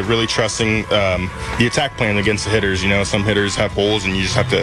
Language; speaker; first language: English; native; English